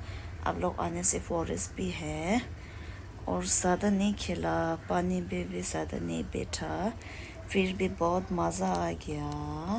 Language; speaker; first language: Hindi; non-native, fluent; Tibetan